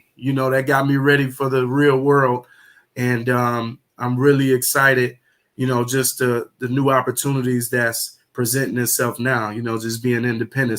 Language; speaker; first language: English; native; English